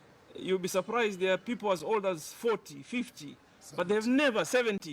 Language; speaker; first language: English; non-native, local second language; Swahili